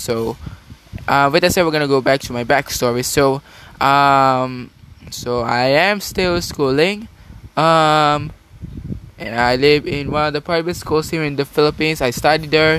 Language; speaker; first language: English; non-native, local second language; Filipino